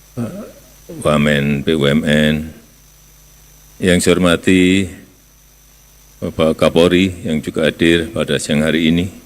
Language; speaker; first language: Indonesian; non-native, local second language; Javanese